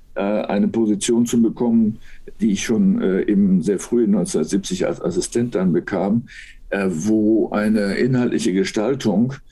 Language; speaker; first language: German; native; German